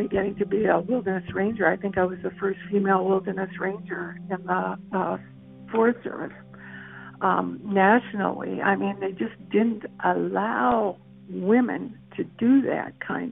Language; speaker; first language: English; native; English